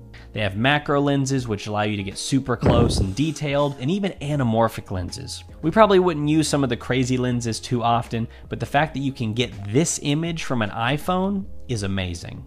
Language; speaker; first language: English; native; English